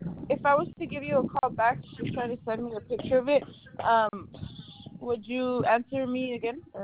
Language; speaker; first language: English; early bilingual, other home language; Spanish